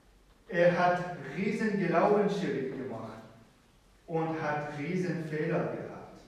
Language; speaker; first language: German; non-native, fluent; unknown